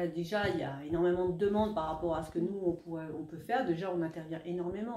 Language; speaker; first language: French; native; French